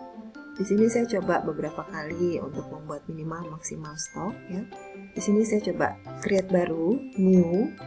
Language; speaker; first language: Indonesian; native; Indonesian